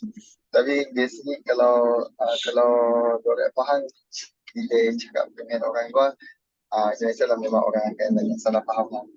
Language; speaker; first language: Malay; native; Malay